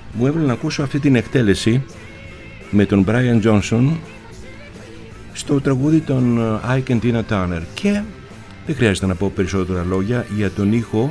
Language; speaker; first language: Greek; native; Greek